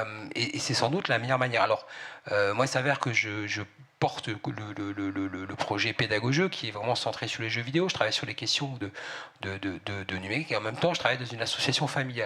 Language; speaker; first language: French; native; French